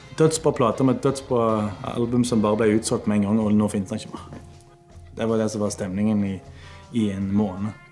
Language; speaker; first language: Norwegian; native; Norwegian